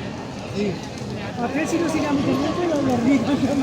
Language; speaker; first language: Spanish; native; Spanish